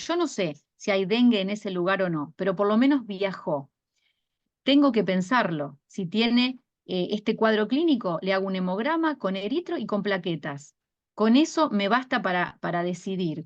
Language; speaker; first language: Spanish; native; Spanish